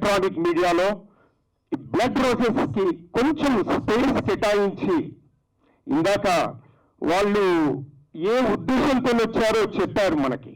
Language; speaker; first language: Telugu; native; Telugu